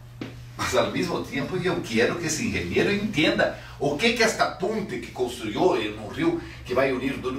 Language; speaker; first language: Spanish; non-native, fluent; Portuguese